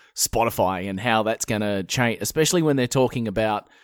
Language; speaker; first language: English; native; English